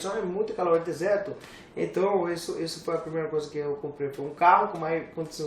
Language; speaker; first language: Portuguese; non-native, learner; English